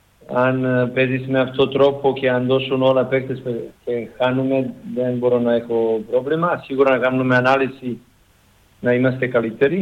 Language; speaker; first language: Greek; non-native, learner; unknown